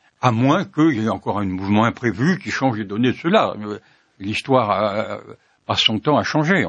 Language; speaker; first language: French; native; French